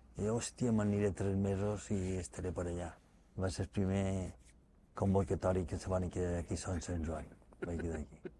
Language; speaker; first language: Catalan; native; Catalan